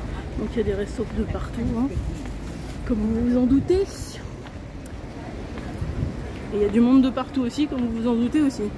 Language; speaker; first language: French; native; French